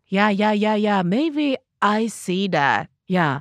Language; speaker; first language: English; non-native, learner; Japanese